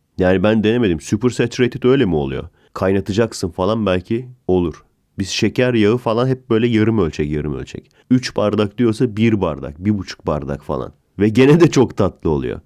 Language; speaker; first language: Turkish; native; Turkish